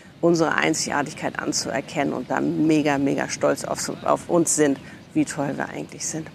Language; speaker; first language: German; native; German